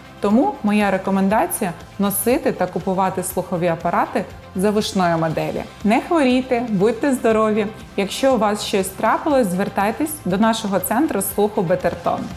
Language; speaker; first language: Ukrainian; native; Ukrainian